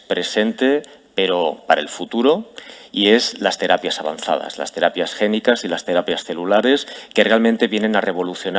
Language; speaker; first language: Spanish; native; Spanish